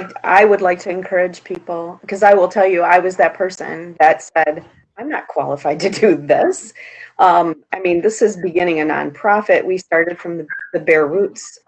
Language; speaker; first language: English; native; English